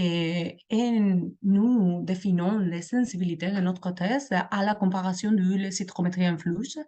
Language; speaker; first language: French; non-native, learner; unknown